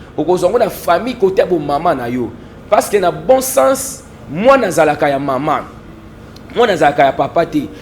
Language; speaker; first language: Lingala; non-native, local second language; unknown